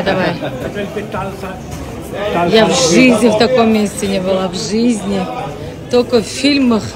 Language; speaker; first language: Russian; non-native, local second language; Uzbek